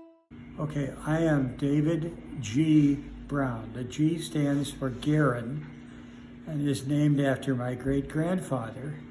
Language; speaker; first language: English; native; English